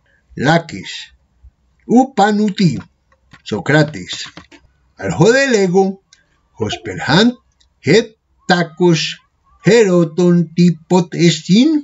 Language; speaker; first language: Greek; non-native, learner; Spanish